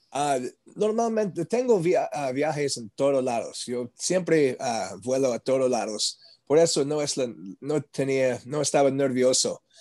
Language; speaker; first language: Spanish; non-native, learner; English